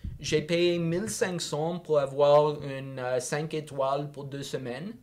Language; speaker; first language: French; non-native, local second language; English